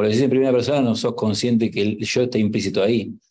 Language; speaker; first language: Spanish; native; Spanish